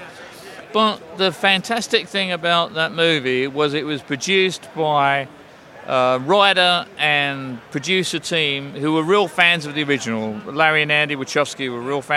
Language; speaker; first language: English; native; English